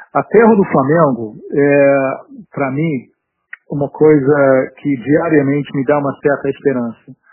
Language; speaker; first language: Portuguese; non-native, fluent; English